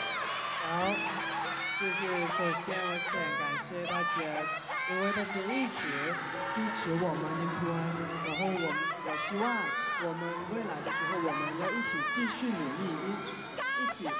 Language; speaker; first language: Chinese; non-native, learner; Thai